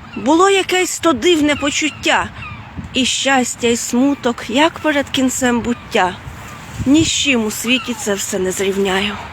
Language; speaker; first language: Ukrainian; non-native, fluent; Lithuanian